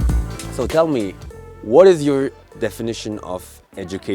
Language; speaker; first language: English; non-native, local second language; Mongolian